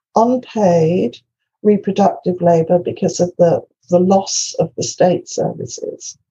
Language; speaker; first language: English; non-native, local second language; Welsh